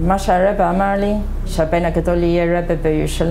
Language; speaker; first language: Hebrew; non-native, fluent; English